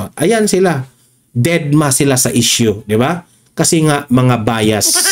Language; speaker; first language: Filipino; non-native, local second language; Cebuano